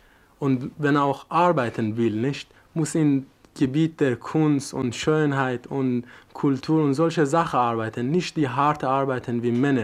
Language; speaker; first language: German; non-native, fluent; Persian